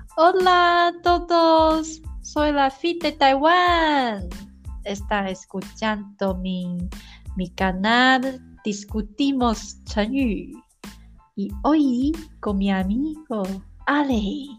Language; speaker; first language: Spanish; non-native, learner; Chinese